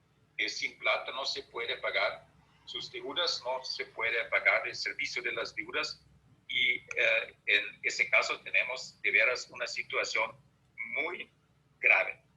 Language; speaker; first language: Spanish; non-native, fluent; German